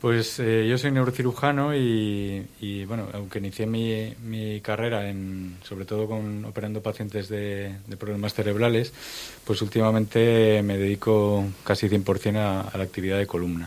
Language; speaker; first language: Spanish; native; Spanish